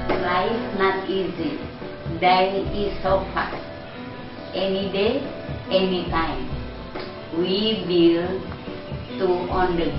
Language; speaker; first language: English; non-native, learner; Indonesian